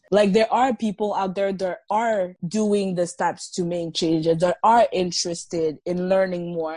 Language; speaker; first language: English; non-native, fluent; French